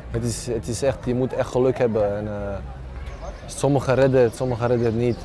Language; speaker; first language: Dutch; early bilingual, other home language; Bosnian